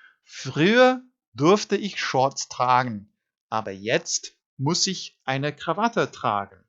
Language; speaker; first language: German; non-native, fluent; English